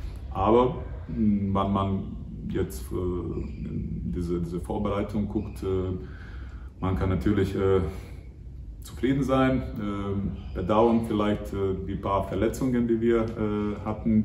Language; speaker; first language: German; non-native, fluent; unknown